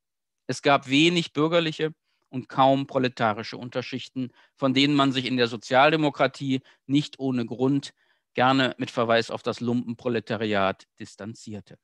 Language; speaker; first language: German; native; German